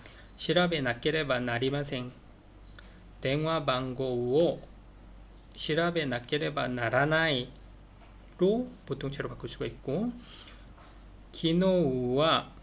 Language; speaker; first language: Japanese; non-native, learner; Korean